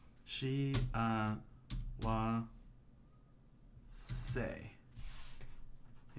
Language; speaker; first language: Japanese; non-native, learner; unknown